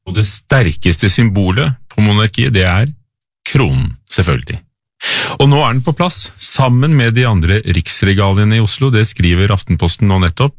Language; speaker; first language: Norwegian; native; Norwegian